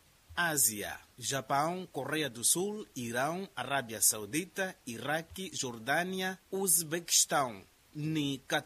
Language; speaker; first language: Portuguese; non-native, local second language; Makhuwa